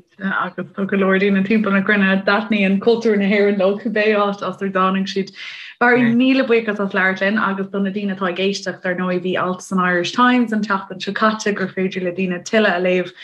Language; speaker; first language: Irish; native; Irish